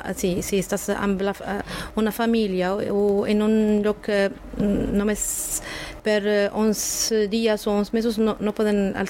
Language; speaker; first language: Catalan; non-native, fluent; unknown